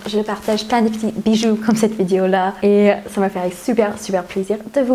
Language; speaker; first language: French; non-native, fluent; English